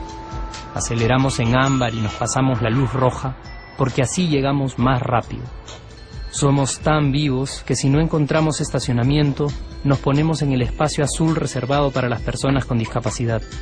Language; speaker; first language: Spanish; native; Spanish